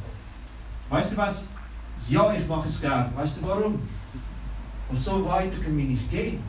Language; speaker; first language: German; non-native, fluent; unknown